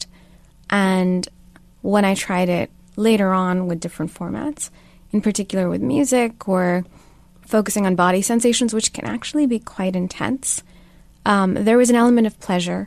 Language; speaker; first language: English; non-native, local second language; Urdu